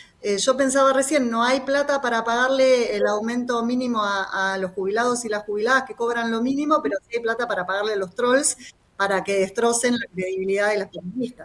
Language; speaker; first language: Spanish; native; Spanish